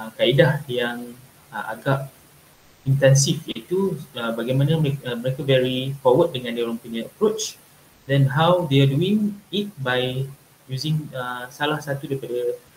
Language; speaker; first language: English; non-native, local second language; Malay